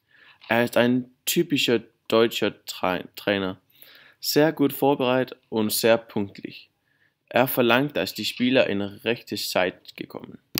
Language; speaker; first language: German; non-native, learner; Danish